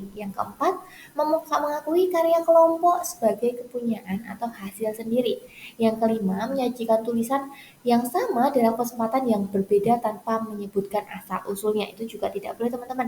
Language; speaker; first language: Indonesian; native; Indonesian